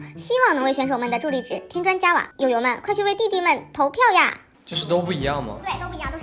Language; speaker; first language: Chinese; native; Chinese